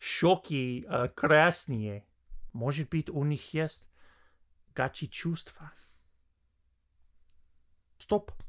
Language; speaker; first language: Russian; non-native, fluent; English